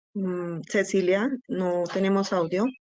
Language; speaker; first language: Spanish; native; Spanish